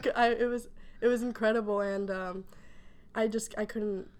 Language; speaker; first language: English; early bilingual, other home language; Spanish